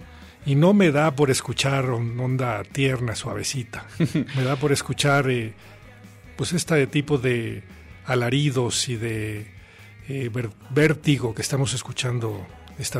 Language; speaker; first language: Spanish; native; Spanish